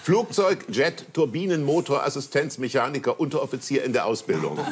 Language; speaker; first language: German; native; German